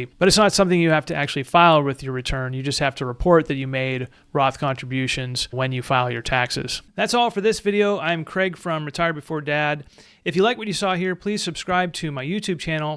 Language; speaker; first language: English; native; English